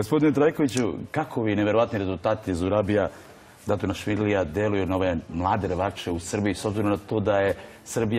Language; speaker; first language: Serbian; native; Serbian